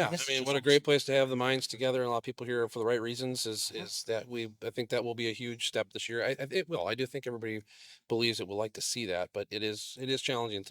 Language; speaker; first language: English; native; English